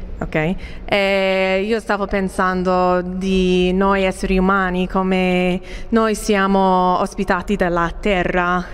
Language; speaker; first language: Italian; non-native, fluent; English